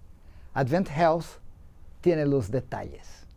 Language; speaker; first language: Spanish; native; Spanish